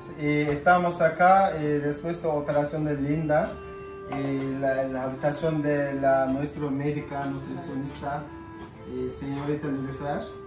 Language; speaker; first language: Spanish; non-native, fluent; Turkish